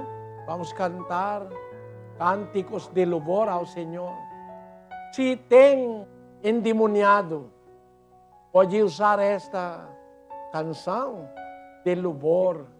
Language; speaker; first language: Portuguese; non-native, learner; Filipino